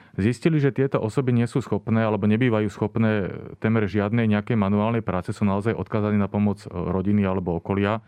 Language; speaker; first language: Slovak; native; Slovak